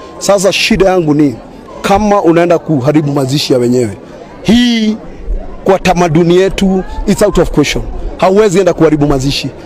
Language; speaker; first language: Swahili; non-native, local second language; Kikuyu